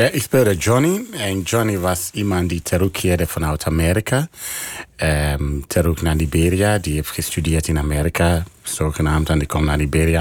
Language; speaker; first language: Dutch; non-native, fluent; English